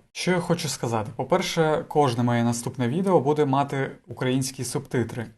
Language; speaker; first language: Ukrainian; non-native, local second language; Russian